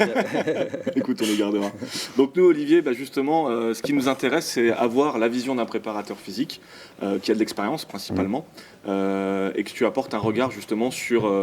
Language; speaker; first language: French; native; French